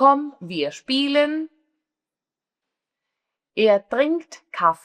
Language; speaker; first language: German; non-native, fluent; Spanish